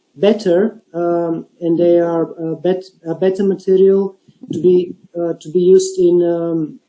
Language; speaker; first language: English; non-native, fluent; Bulgarian